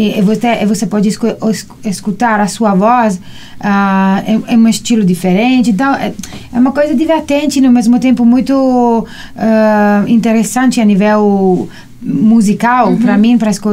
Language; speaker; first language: Portuguese; non-native, learner; Italian